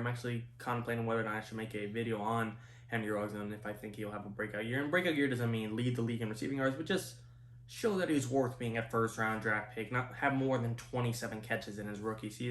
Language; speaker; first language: English; native; English